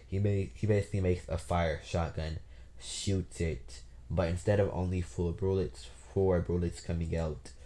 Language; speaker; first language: English; native; English